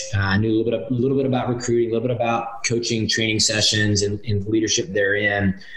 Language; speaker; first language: English; native; English